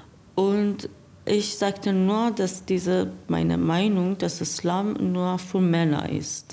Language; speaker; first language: German; non-native, learner; Persian